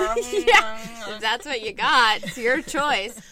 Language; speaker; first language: English; native; English